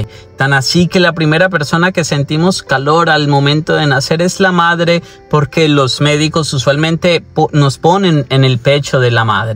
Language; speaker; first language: Spanish; native; Spanish